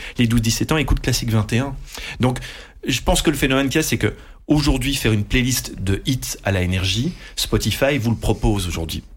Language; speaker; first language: French; non-native, local second language; Dutch